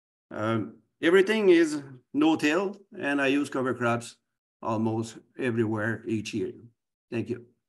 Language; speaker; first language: English; non-native, learner; French